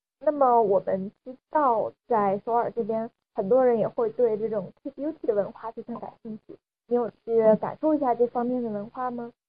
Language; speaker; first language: Chinese; native; Chinese